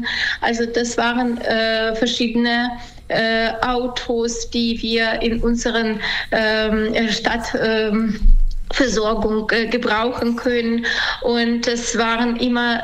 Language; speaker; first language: German; non-native, fluent; Ukrainian